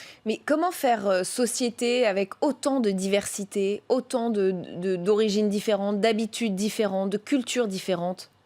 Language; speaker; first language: French; native; French